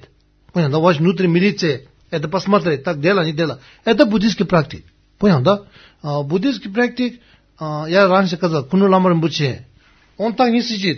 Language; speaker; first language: Russian; non-native, learner; Tibetan